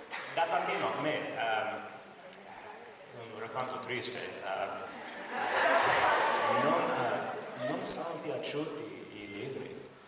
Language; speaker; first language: Italian; non-native, learner; English